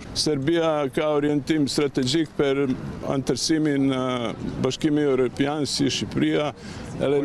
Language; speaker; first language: Albanian; non-native, learner; Serbian